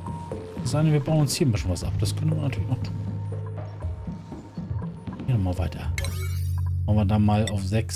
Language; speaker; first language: German; native; German